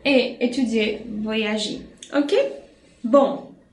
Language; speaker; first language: French; non-native, fluent; Portuguese